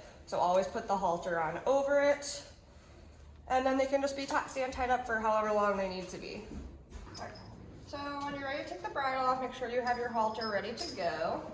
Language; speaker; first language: English; native; English